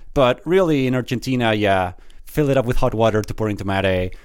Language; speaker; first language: English; early bilingual, other home language; Spanish